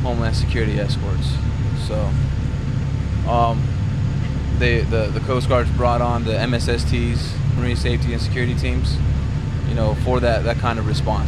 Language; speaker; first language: English; native; English